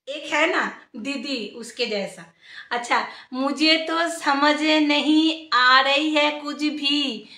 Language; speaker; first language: Hindi; non-native, local second language; Bangla